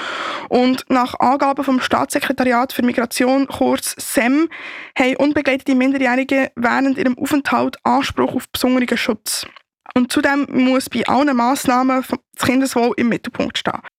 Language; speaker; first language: German; native; German